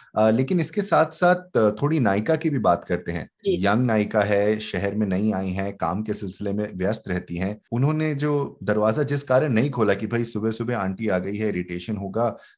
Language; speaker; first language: Hindi; native; Hindi